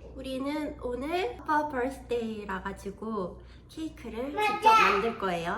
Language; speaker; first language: Korean; native; Korean